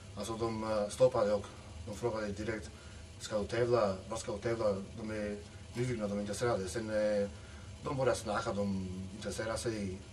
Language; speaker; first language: Swedish; non-native, fluent; Macedonian